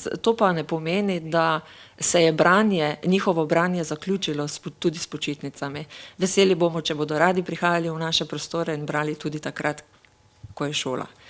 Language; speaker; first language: Slovenian; native; Slovenian